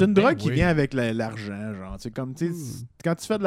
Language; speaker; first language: French; native; French